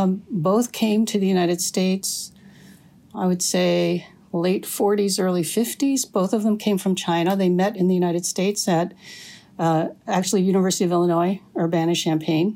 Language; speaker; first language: English; native; English